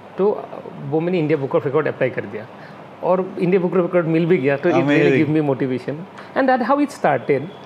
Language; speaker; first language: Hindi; non-native, local second language; Assamese